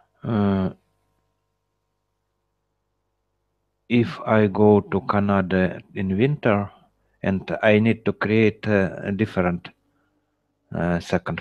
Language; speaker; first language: English; non-native, learner; Russian